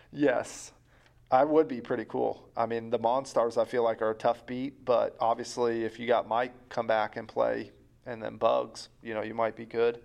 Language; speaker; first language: English; native; English